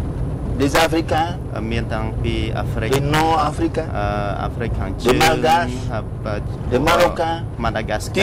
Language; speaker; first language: French; non-native, local second language; Khmer